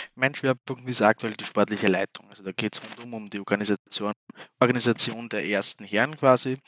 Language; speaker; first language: German; native; German